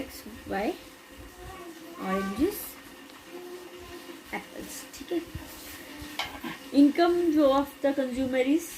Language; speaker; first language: Hindi; native; Hindi